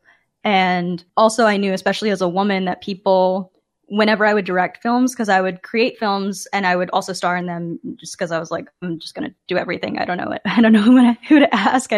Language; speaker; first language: English; native; English